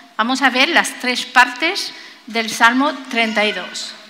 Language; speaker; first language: Spanish; non-native, fluent; French